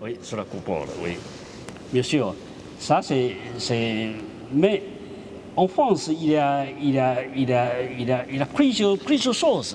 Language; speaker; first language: French; non-native, learner; Chinese